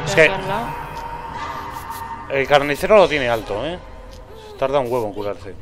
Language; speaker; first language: Spanish; native; Spanish